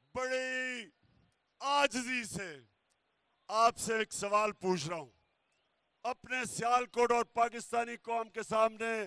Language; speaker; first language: Urdu; native; Urdu